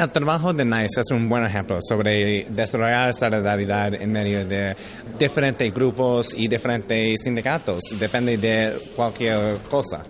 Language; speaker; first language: Spanish; early bilingual, heritage; English